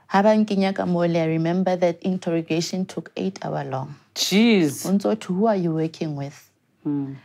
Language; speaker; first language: English; non-native, local second language; Southern Sotho